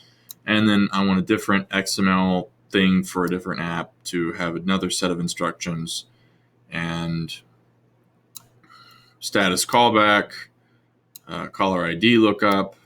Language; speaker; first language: English; native; English